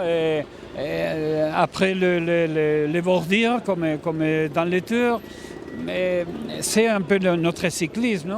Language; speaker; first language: French; non-native, learner; Spanish